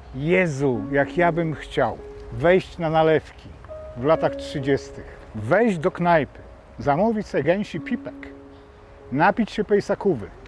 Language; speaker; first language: Polish; native; Polish